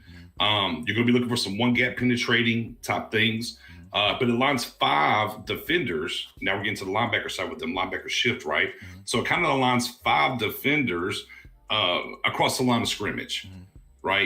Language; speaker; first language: English; native; English